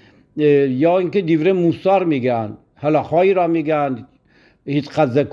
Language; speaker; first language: Persian; native; Persian